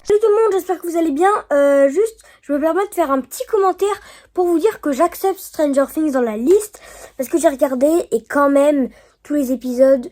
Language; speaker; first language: French; native; French